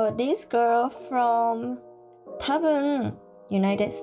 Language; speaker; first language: English; non-native, learner; Japanese